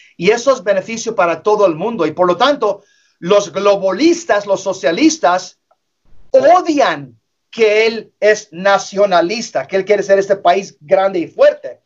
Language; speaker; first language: Spanish; early bilingual, heritage; English